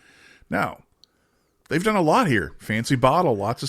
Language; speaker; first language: English; native; English